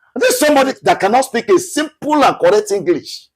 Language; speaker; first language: English; non-native, local second language; Yoruba